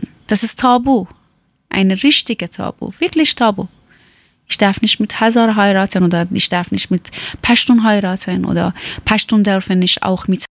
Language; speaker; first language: German; non-native, learner; Persian